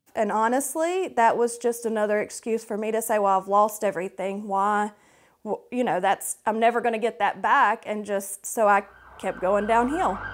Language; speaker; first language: English; native; English